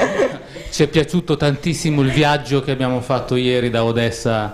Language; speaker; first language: Italian; native; Italian